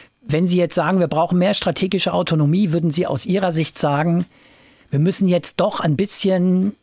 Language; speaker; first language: German; native; German